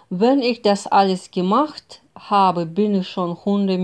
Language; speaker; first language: German; non-native, fluent; Russian